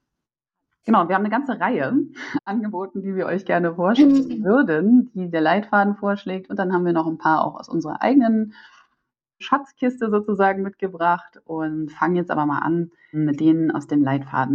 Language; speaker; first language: German; native; German